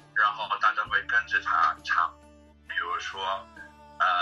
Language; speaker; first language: Chinese; non-native, fluent; English